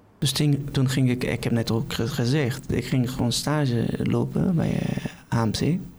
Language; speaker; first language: Dutch; non-native, fluent; Persian